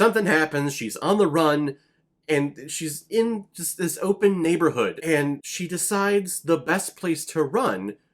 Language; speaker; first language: English; native; English